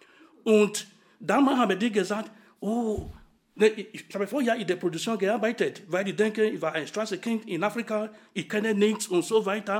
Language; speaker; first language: German; non-native, fluent; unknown